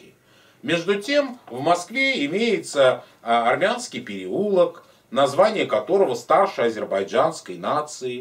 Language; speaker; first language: Russian; native; Russian